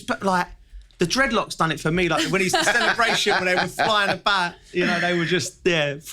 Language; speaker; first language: English; native; English